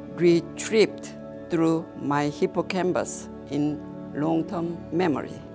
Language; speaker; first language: English; non-native, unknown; Korean